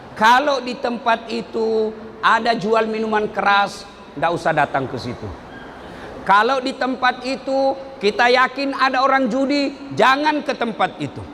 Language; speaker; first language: Indonesian; non-native, local second language; Buginese